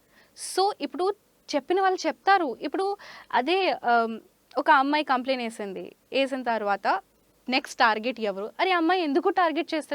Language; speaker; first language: Telugu; non-native, learner; Hindi